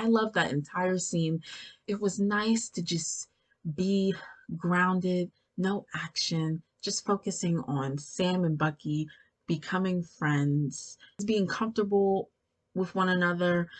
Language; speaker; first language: English; native; English